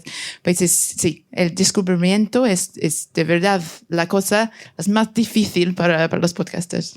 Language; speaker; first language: Spanish; non-native, fluent; French